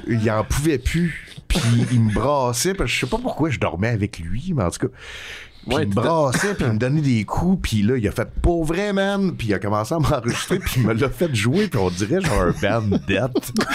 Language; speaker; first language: French; native; French